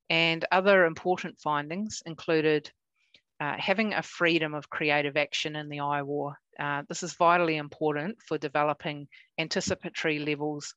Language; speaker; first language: English; native; English